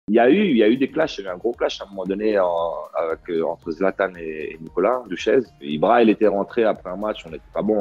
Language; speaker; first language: French; native; French